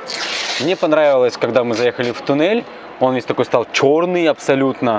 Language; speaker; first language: Russian; native; Russian